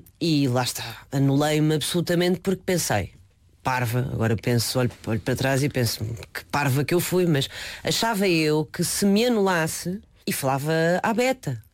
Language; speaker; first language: Portuguese; early bilingual, other home language; Chinese